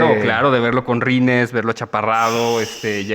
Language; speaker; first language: Spanish; native; Spanish